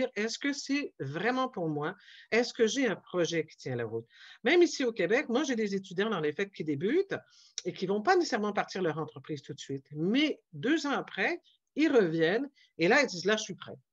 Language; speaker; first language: French; native; French